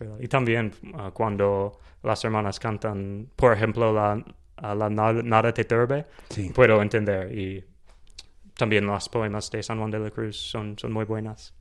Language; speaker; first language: Spanish; non-native, learner; English